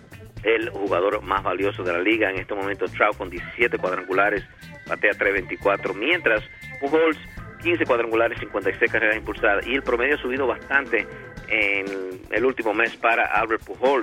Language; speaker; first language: Spanish; native; Spanish